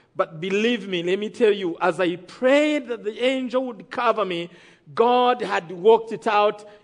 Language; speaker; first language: English; non-native, local second language; Kinyarwanda